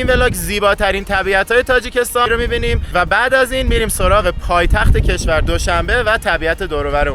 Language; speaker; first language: Persian; native; Persian